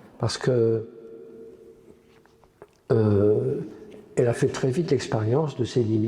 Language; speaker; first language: French; native; French